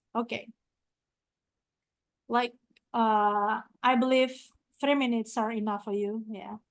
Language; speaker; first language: English; non-native, fluent; Indonesian